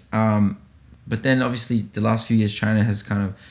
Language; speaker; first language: English; native; English